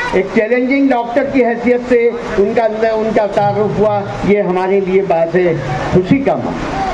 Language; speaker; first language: Hindi; non-native, local second language; Urdu